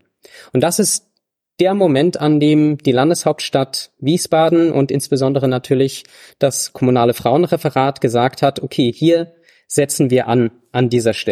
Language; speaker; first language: German; native; German